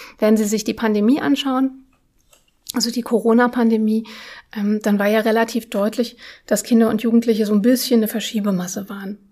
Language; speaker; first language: German; early bilingual, other home language; Russian